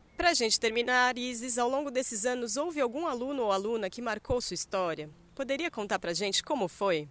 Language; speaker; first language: Portuguese; native; Portuguese